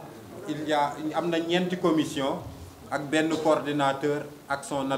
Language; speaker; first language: French; non-native, local second language; Wolof